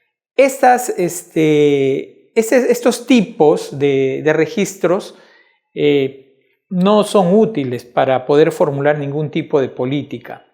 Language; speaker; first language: Spanish; native; Spanish